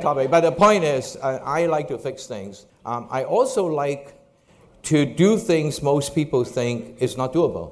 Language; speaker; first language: English; non-native, local second language; Cantonese